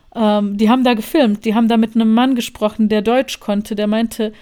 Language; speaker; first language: German; non-native, fluent; Bosnian